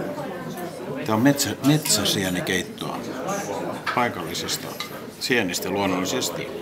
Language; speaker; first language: Finnish; native; Finnish